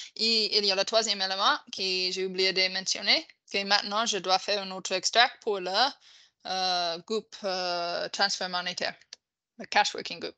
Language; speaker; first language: French; non-native, fluent; English